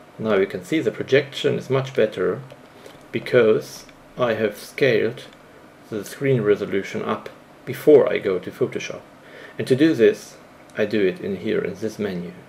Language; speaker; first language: English; non-native, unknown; German